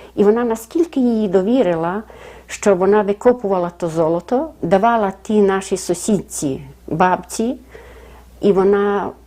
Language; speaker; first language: Ukrainian; native; Ukrainian